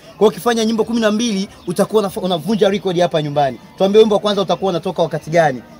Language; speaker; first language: Swahili; native; Swahili